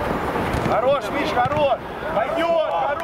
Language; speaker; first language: Russian; native; Russian